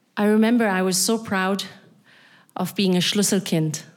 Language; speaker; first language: English; non-native, fluent; German